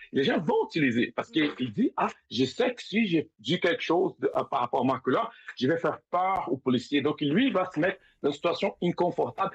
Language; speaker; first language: French; non-native, fluent; Portuguese